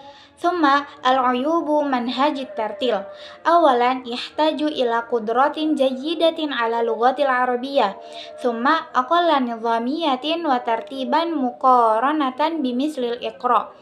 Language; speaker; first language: Arabic; non-native, learner; Indonesian